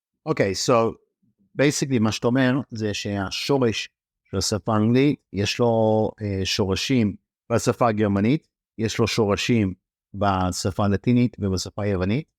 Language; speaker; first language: Hebrew; native; Hebrew